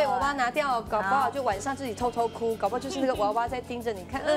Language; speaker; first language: Chinese; native; Chinese